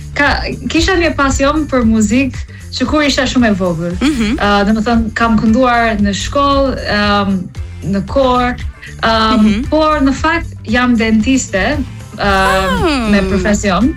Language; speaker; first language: Albanian; non-native, learner; English